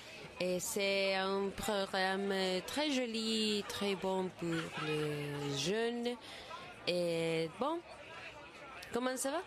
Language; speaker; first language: French; non-native, learner; Spanish